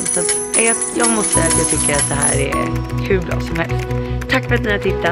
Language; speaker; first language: Swedish; native; Swedish